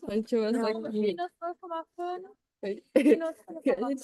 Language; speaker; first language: Japanese; non-native, learner; German